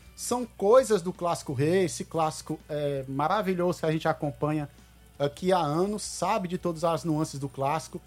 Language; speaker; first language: Portuguese; native; Portuguese